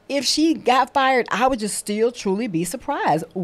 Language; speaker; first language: English; native; English